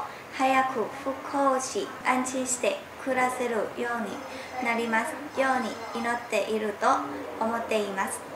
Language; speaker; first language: Japanese; non-native, learner; Thai